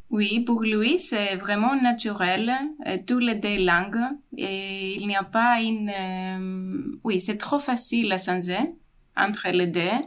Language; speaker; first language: French; non-native, fluent; Greek